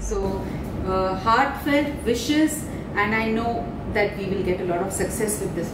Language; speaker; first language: Tamil; non-native, local second language; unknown